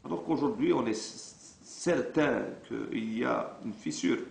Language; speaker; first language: French; non-native, local second language; Arabic